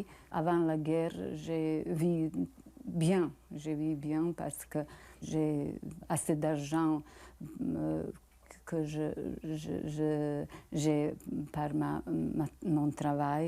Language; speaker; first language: French; non-native, learner; Bosnian